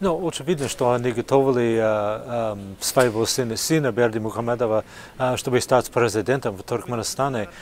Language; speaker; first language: Russian; non-native, fluent; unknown